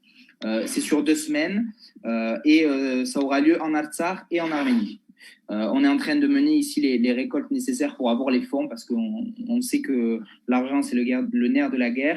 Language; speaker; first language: French; native; French